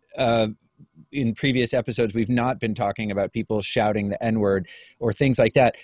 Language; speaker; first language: English; native; English